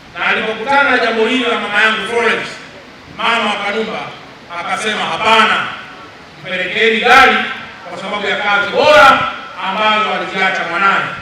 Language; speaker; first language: Swahili; native; Swahili